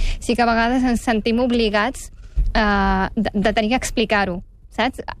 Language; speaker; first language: Catalan; early bilingual, other home language; Arabic